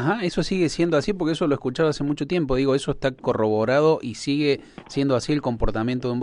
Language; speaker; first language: Spanish; native; Spanish